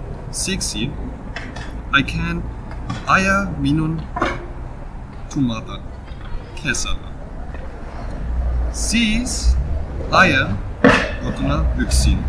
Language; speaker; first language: Finnish; non-native, learner; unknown